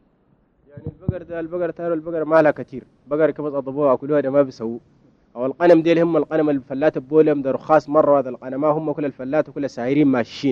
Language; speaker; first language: Arabic; native; Arabic